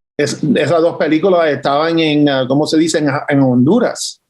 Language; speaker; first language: Spanish; early bilingual, heritage; English